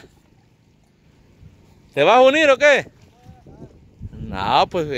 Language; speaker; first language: Spanish; native; Spanish